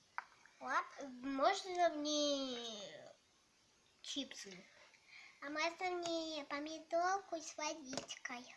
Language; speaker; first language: Russian; native; Russian